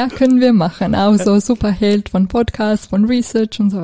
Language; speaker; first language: German; non-native, fluent; Serbian